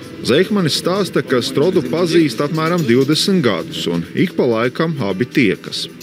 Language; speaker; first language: Latvian; native; Latvian